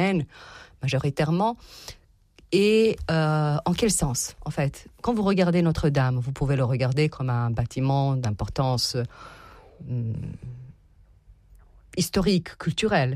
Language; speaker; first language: French; non-native, fluent; Serbian